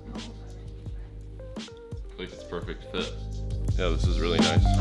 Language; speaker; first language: English; native; English